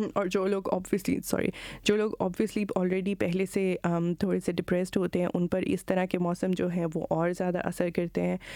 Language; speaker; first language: Urdu; non-native, local second language; Punjabi